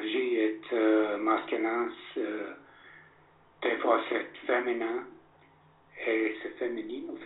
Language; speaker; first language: French; non-native, fluent; English